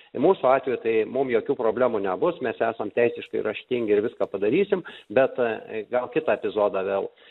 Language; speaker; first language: Lithuanian; native; Lithuanian